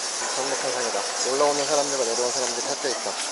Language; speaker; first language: Korean; native; Korean